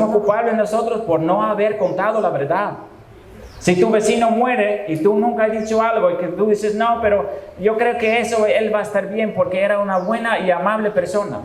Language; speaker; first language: Spanish; non-native, fluent; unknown